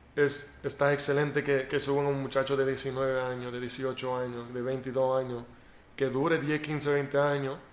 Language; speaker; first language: Spanish; early bilingual, heritage; Spanish